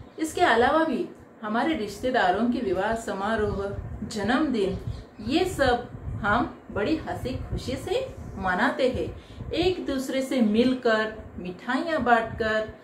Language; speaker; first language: Hindi; non-native, local second language; Marathi